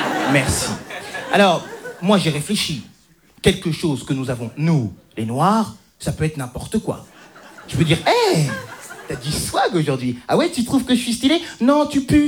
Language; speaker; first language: French; native; French